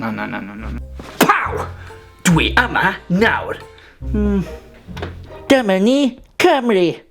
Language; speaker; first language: Welsh; non-native, local second language; English